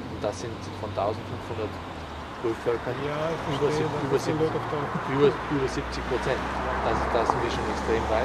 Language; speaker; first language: German; native; German